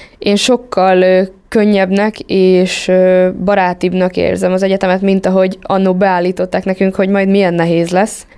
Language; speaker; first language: Hungarian; native; Hungarian